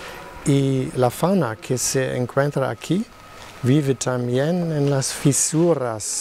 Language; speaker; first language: Spanish; non-native, learner; German